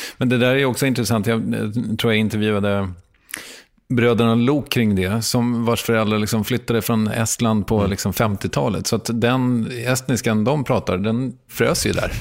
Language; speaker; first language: Swedish; native; Swedish